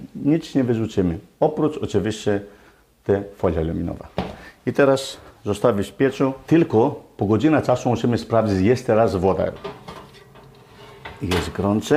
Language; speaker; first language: Polish; non-native, learner; Greek